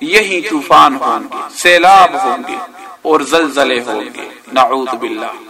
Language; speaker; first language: Urdu; non-native, local second language; Pashto